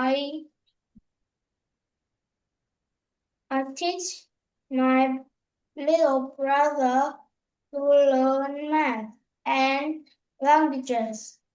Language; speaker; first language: English; non-native, learner; Vietnamese